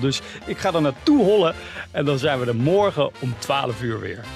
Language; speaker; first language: Dutch; native; Dutch